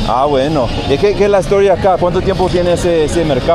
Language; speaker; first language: Spanish; non-native, fluent; English